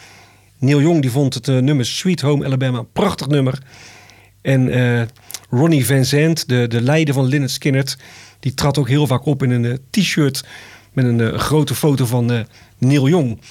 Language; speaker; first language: Dutch; native; Dutch